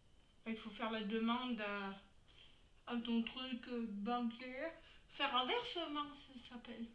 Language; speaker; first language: French; native; French